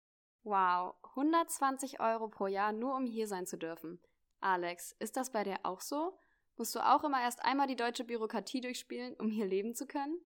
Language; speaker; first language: German; native; German